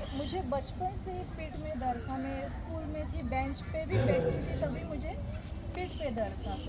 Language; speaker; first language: Hindi; non-native, local second language; Marathi